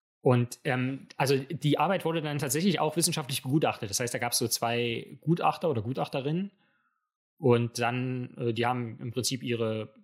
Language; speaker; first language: German; native; German